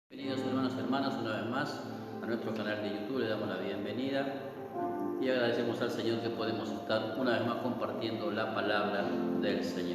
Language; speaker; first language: Spanish; native; Spanish